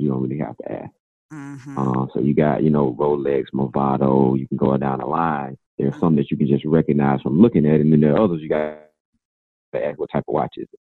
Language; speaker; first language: English; native; English